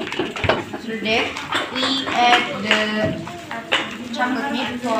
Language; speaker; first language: English; non-native, learner; Indonesian